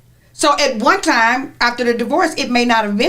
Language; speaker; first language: English; native; English